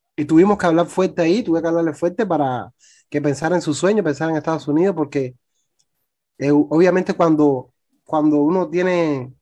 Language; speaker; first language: Spanish; native; Spanish